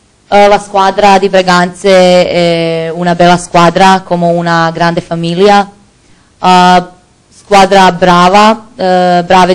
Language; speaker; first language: Italian; non-native, learner; Croatian